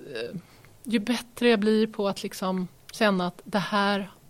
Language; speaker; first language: Swedish; native; Swedish